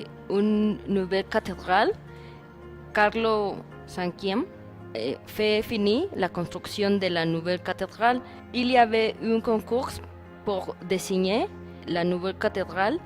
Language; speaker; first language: French; non-native, learner; Spanish